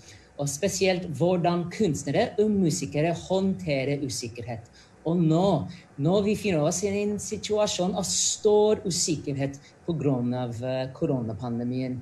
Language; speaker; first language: Norwegian; non-native, fluent; English